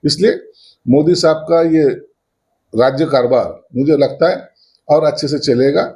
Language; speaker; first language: Hindi; non-native, local second language; Marathi